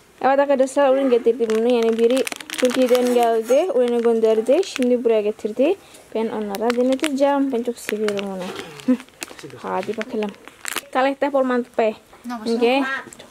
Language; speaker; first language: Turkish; non-native, learner; Indonesian